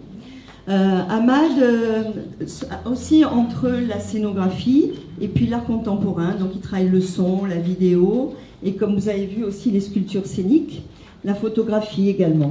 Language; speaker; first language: French; native; French